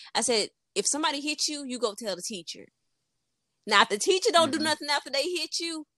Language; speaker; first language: English; native; English